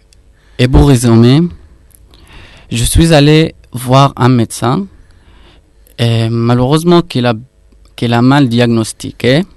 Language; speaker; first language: French; non-native, fluent; Arabic